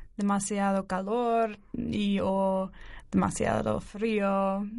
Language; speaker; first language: Spanish; non-native, learner; English